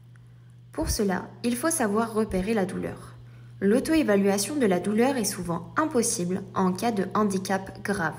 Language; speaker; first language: French; native; French